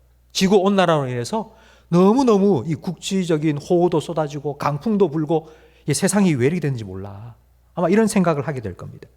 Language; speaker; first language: Korean; native; Korean